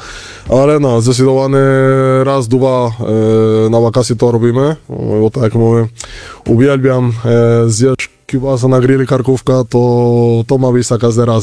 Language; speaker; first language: Polish; non-native, fluent; Spanish